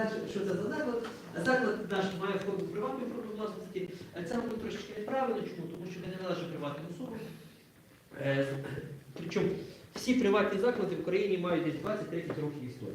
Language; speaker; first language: Ukrainian; native; Ukrainian